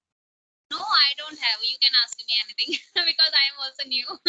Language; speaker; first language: English; non-native, local second language; Hindi